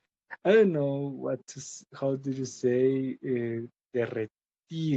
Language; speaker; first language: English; non-native, learner; Spanish